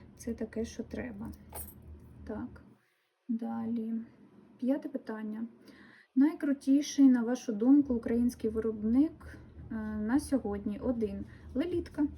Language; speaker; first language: Ukrainian; non-native, local second language; Russian